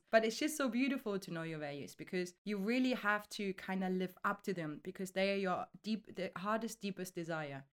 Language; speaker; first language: English; non-native, fluent; German